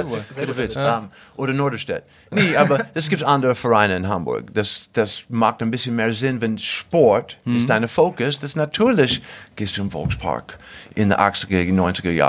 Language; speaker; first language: German; non-native, fluent; English